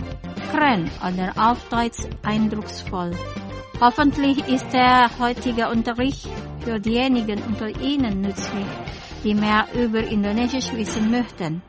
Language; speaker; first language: German; non-native, fluent; Indonesian